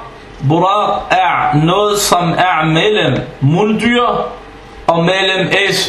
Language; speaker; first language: Danish; non-native, fluent; Arabic